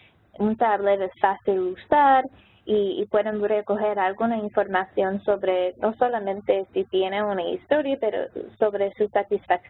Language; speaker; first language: Spanish; non-native, local second language; English